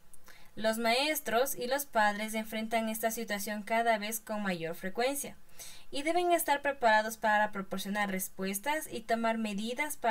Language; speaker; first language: Spanish; non-native, fluent; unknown